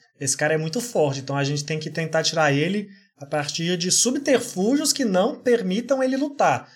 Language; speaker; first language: Portuguese; native; Portuguese